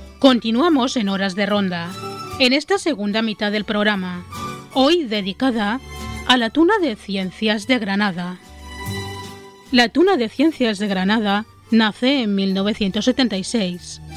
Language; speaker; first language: Spanish; native; Spanish